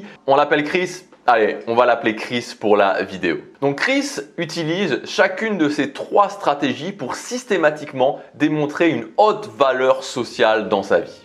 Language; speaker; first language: French; native; French